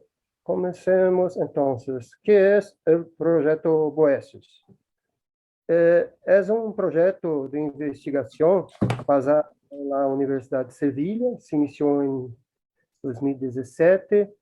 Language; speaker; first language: Spanish; non-native, learner; Portuguese